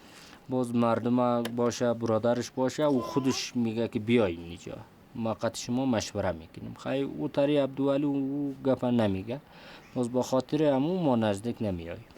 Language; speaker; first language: Persian; non-native, local second language; Kyrgyz